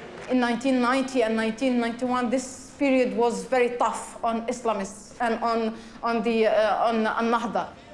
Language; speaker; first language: English; non-native, fluent; Arabic